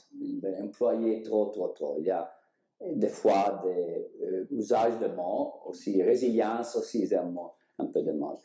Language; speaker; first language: French; non-native, learner; Italian